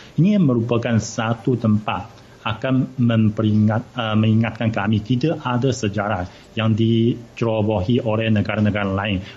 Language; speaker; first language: Malay; non-native, fluent; Chinese